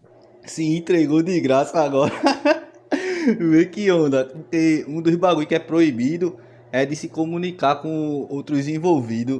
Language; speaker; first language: Portuguese; native; Portuguese